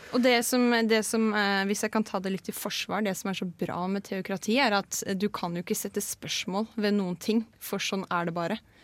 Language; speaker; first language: Norwegian; native; Norwegian